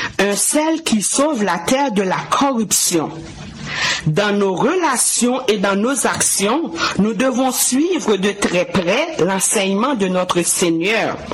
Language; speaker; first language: French; non-native, local second language; Haitian Creole